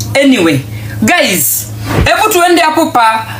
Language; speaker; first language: English; non-native, local second language; Luo (Kenya and Tanzania)